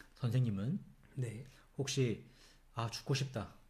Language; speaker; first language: Korean; native; Korean